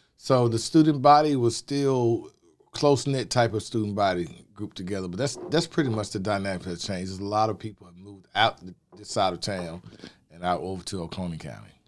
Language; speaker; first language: English; native; English